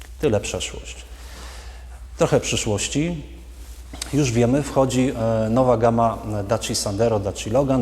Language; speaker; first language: Polish; native; Polish